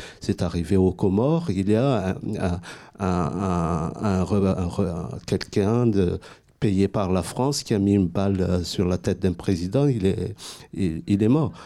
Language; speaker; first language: French; non-native, local second language; Malagasy